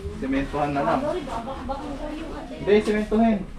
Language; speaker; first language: Filipino; native; Filipino